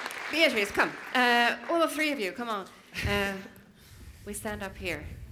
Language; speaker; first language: English; non-native, fluent; Swedish